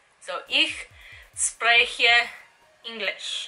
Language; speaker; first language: German; non-native, learner; English